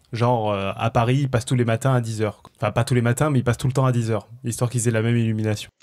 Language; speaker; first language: French; native; French